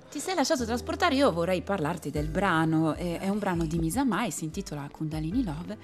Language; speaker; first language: Italian; early bilingual, other home language; Lingala